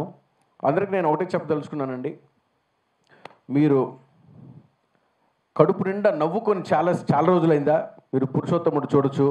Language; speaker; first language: Telugu; native; Telugu